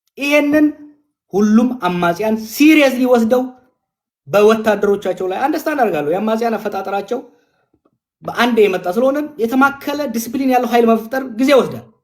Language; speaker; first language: Amharic; non-native, local second language; Oromo